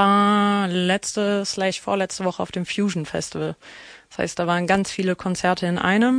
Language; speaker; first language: German; native; German